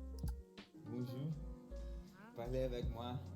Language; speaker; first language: French; non-native, learner; Portuguese